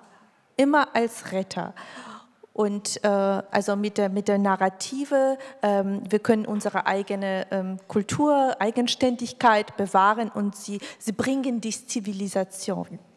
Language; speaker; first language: German; non-native, fluent; Georgian